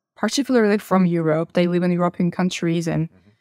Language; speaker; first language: English; non-native, fluent; Turkish